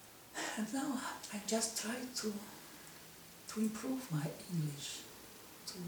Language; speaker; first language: English; non-native, learner; Russian